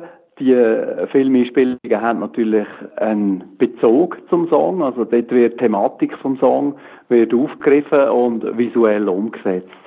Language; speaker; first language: German; native; German